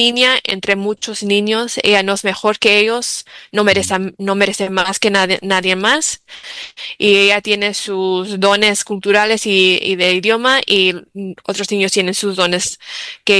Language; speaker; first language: Spanish; early bilingual, heritage; English